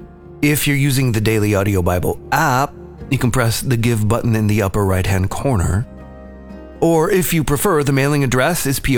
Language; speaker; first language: English; native; English